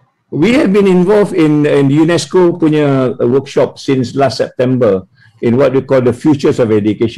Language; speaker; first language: English; non-native, local second language; Malay